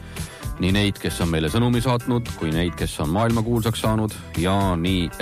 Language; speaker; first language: Estonian; native; Estonian